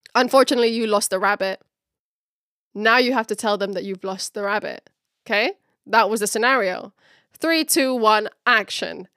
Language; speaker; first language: English; early bilingual, other home language; Filipino